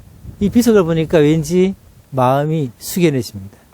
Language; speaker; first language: Korean; native; Korean